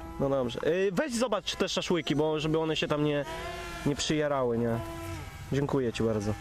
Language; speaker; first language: Polish; native; Polish